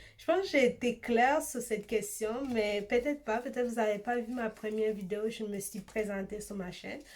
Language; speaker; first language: French; early bilingual, other home language; Swahili